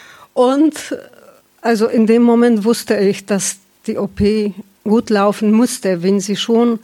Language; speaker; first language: German; non-native, fluent; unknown